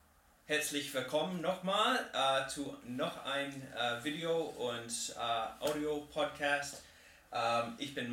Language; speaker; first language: German; non-native, fluent; English